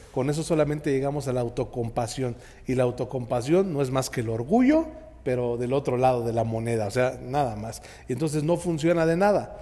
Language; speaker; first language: Spanish; native; Spanish